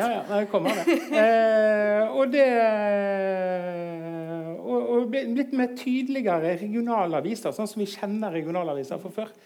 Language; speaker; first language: Norwegian; native; Norwegian